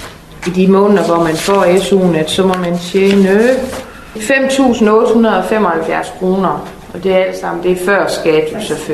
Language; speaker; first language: Danish; native; Danish